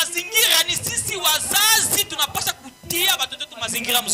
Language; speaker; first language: Swahili; native; Swahili